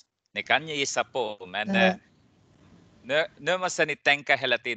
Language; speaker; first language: Swedish; non-native, fluent; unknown